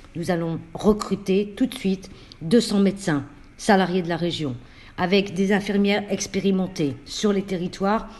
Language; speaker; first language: French; native; French